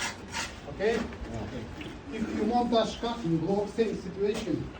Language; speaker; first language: English; non-native, learner; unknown